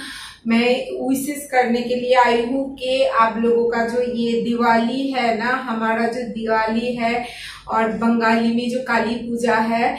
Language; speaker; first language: Hindi; non-native, local second language; Bangla